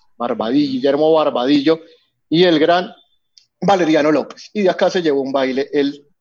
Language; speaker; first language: Spanish; native; Spanish